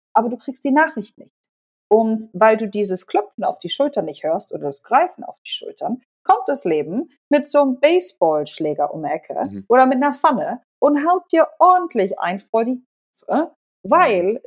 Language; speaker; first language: German; non-native, local second language; Polish